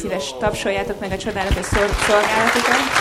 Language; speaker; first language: Hungarian; native; Hungarian